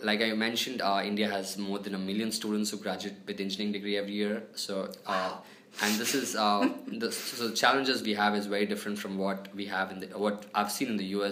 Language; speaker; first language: English; non-native, local second language; Telugu